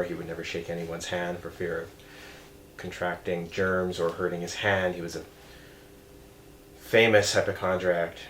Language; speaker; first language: English; native; English